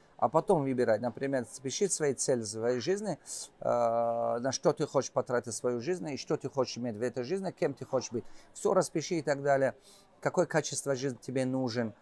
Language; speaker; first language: Russian; non-native, local second language; Tajik